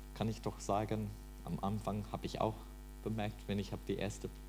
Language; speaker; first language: German; non-native, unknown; English